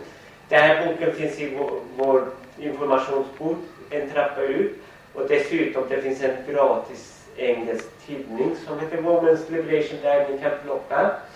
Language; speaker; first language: Swedish; non-native, fluent; Persian